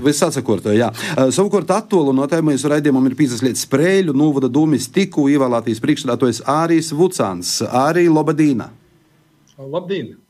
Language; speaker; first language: Latvian; native; Latvian